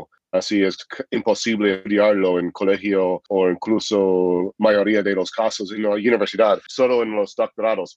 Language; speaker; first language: Spanish; non-native, fluent; English